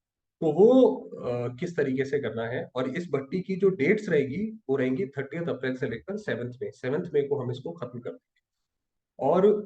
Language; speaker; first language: Hindi; native; Hindi